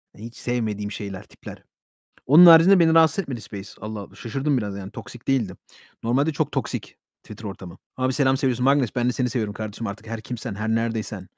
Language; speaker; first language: Turkish; early bilingual, heritage; Turkish